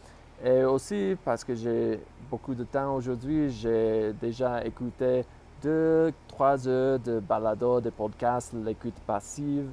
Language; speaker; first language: French; non-native, fluent; English